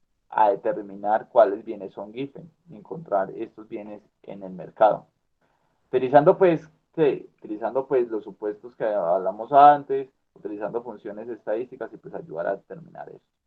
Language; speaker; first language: Spanish; native; Spanish